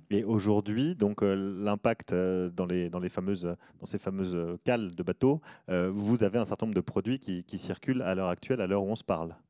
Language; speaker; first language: French; native; French